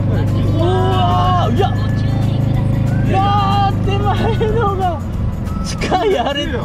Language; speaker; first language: Japanese; native; Japanese